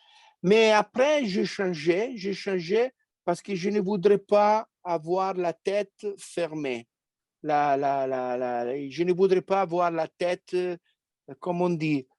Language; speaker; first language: French; non-native, fluent; Italian